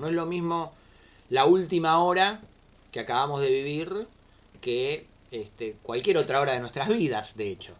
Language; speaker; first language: Spanish; native; Spanish